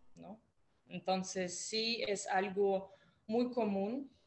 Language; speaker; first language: Spanish; non-native, fluent; Russian